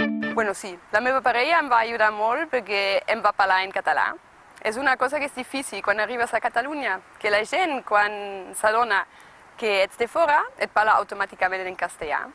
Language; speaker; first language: Catalan; non-native, fluent; German